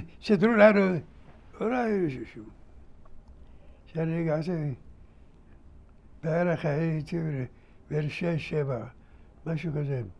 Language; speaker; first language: Hebrew; early bilingual, other home language; Arabic